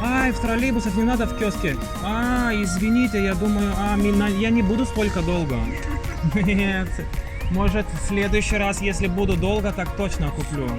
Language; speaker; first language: Russian; non-native, learner; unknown